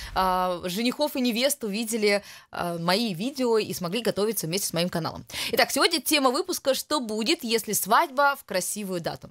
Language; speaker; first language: Russian; native; Russian